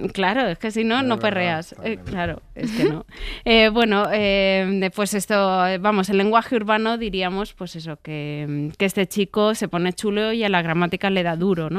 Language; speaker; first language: Spanish; native; Spanish